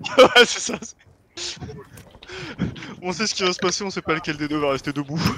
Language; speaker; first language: French; native; French